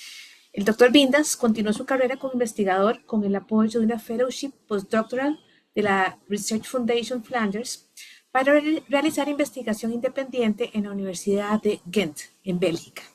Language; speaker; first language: Spanish; native; Spanish